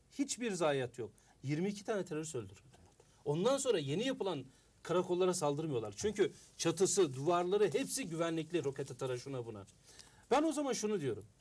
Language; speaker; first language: Turkish; native; Turkish